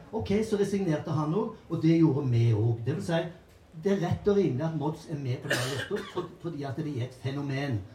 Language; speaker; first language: Norwegian; native; Norwegian